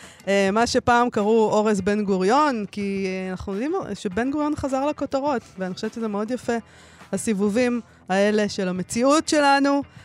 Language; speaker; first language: Hebrew; native; Hebrew